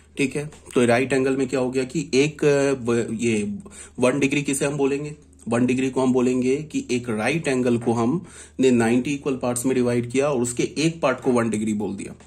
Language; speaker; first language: Hindi; native; Hindi